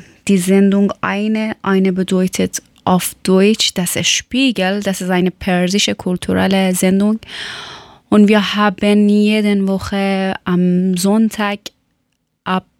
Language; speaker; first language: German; non-native, fluent; Persian